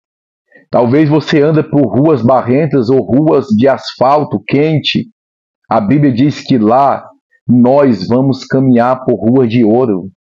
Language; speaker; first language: Portuguese; native; Portuguese